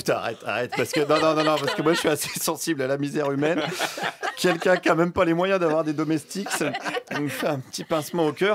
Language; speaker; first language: French; native; French